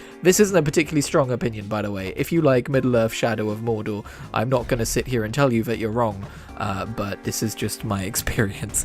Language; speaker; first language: English; native; English